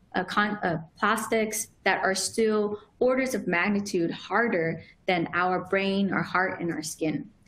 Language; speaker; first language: English; native; English